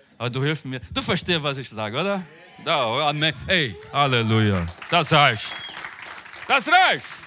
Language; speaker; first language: German; non-native, learner; Portuguese